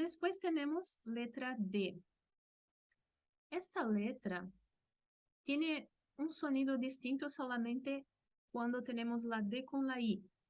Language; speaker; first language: Spanish; non-native, fluent; Portuguese